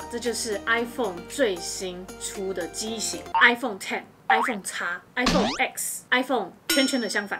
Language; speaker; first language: Chinese; native; Chinese